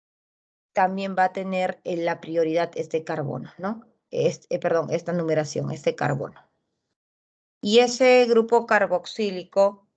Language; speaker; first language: Spanish; native; Spanish